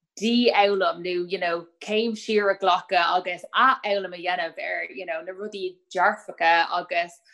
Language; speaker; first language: Irish; native; Irish